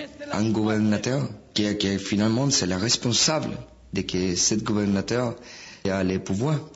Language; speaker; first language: French; non-native, fluent; Spanish